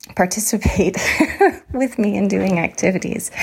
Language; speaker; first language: English; native; English